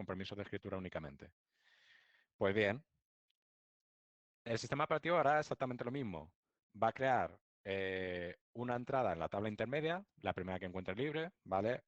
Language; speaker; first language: Spanish; native; Spanish